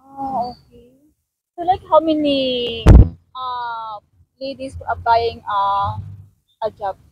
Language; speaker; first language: English; non-native, learner; Cebuano